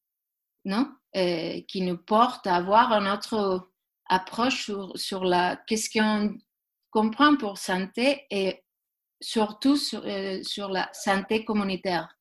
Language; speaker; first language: French; non-native, learner; Spanish